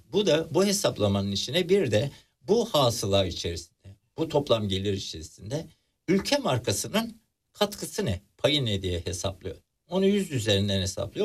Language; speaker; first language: Turkish; native; Turkish